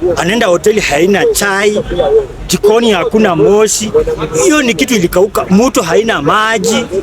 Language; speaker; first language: Swahili; non-native, local second language; Luyia